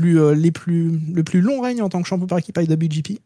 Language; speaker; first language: French; native; French